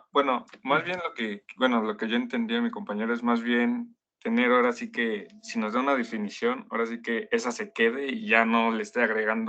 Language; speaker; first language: Spanish; native; Spanish